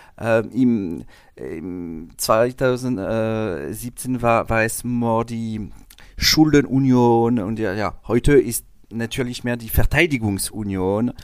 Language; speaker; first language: German; non-native, learner; French